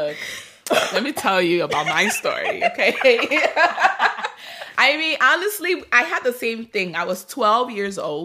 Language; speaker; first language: English; early bilingual, other home language; Akan